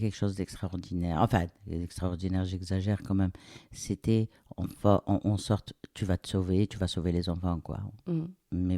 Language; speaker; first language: French; non-native, local second language; Arabic